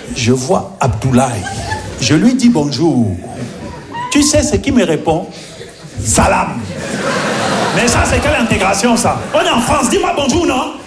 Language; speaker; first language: French; early bilingual, other home language; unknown